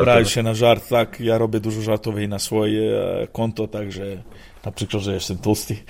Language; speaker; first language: Polish; non-native, learner; Serbian